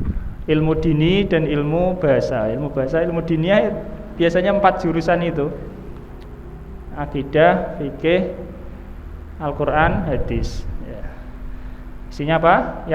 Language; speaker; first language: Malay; non-native, local second language; Javanese